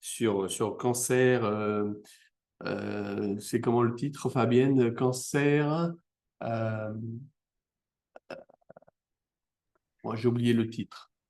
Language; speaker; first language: French; native; French